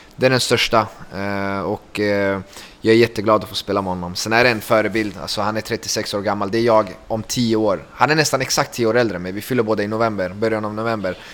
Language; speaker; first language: Swedish; early bilingual, other home language; Kurdish